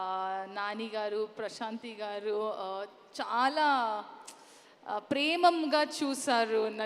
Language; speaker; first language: Telugu; non-native, learner; Kannada